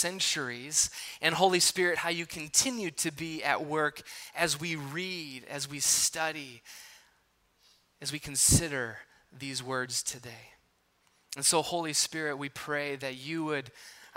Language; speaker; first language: English; native; English